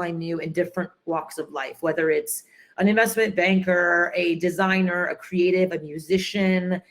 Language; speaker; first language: English; native; English